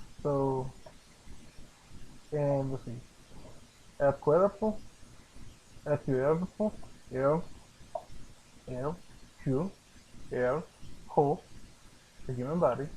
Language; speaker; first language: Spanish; non-native, learner; English